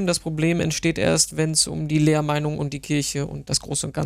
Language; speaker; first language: German; native; German